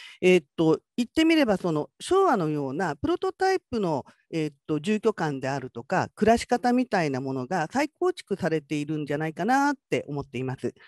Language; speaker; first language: Japanese; native; Japanese